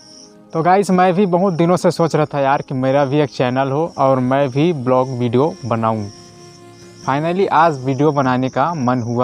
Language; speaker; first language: Hindi; non-native, local second language; Chhattisgarhi